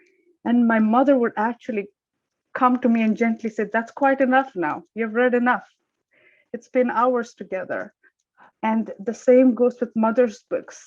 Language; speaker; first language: English; non-native, local second language; Tamil